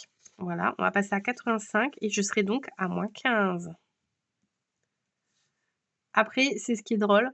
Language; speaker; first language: French; native; French